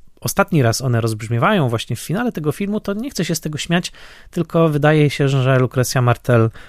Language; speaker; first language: Polish; native; Polish